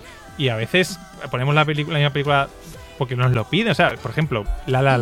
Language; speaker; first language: Spanish; native; Spanish